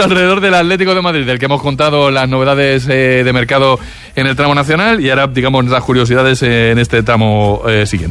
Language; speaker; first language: Spanish; native; Spanish